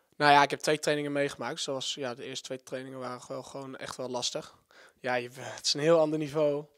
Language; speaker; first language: Dutch; native; Dutch